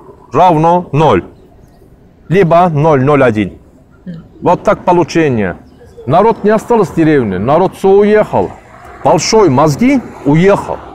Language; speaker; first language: Russian; non-native, learner; Turkish